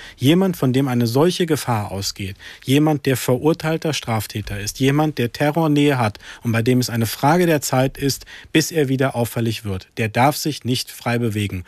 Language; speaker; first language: German; early bilingual, other home language; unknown